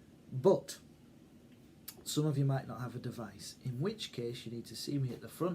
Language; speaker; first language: English; native; English